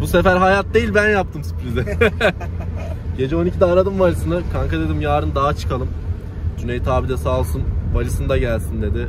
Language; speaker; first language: Turkish; native; Turkish